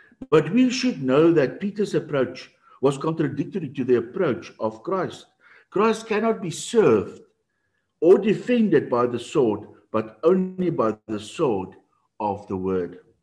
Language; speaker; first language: English; non-native, local second language; Afrikaans